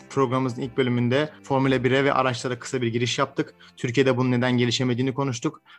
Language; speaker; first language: Turkish; native; Turkish